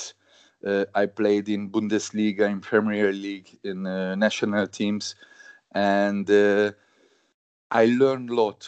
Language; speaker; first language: English; non-native, learner; Hungarian